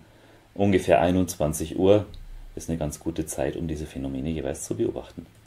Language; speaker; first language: German; native; German